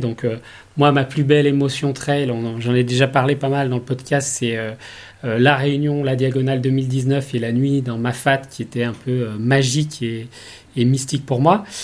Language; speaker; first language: French; native; French